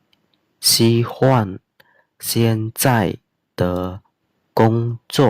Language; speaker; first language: Chinese; non-native, fluent; Khmer